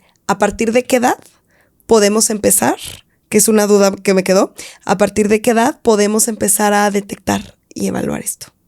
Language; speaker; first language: Spanish; native; Spanish